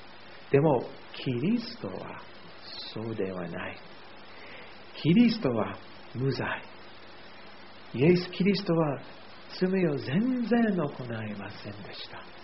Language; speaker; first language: Japanese; non-native, fluent; English